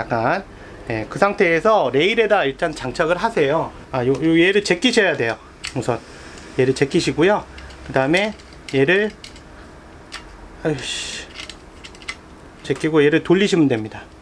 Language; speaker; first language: Korean; native; Korean